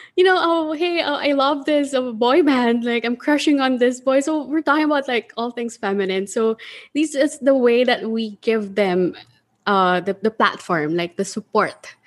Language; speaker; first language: English; non-native, local second language; Filipino